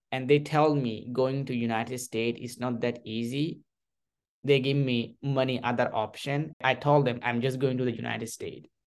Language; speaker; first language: English; non-native, fluent; Burmese